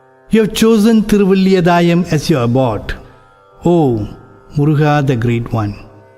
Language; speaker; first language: English; non-native, local second language; Tamil